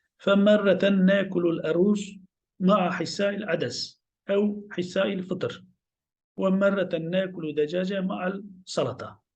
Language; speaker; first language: Arabic; non-native, fluent; Turkish